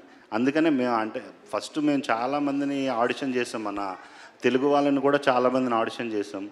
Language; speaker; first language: Telugu; native; Telugu